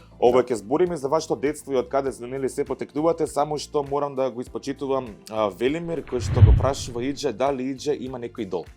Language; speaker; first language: Macedonian; native; Macedonian